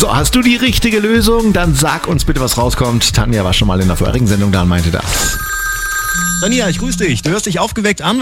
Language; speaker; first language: German; native; German